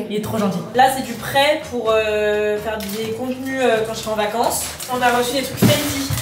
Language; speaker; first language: French; native; French